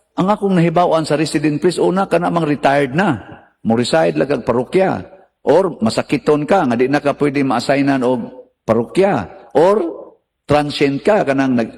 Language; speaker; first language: Cebuano; native; Cebuano